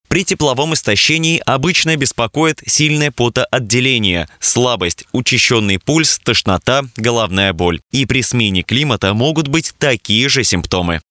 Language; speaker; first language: Russian; native; Russian